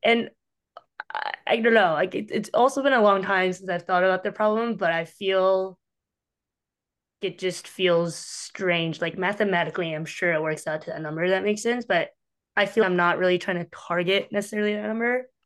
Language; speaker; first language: English; native; English